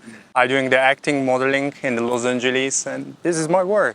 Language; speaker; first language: English; non-native, fluent; Slovak